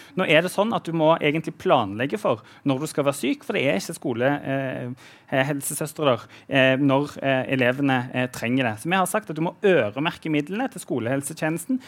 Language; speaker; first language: Norwegian; native; Norwegian